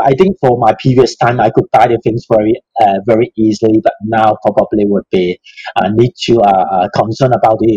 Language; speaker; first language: English; non-native, local second language; Cantonese